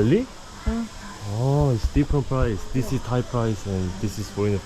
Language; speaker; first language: English; non-native, learner; Korean